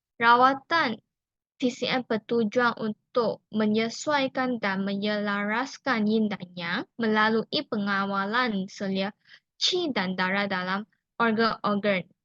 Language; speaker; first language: Malay; non-native, local second language; Chinese